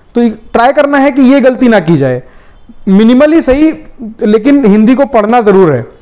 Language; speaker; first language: Hindi; native; Hindi